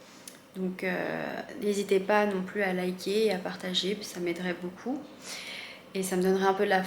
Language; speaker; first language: French; native; French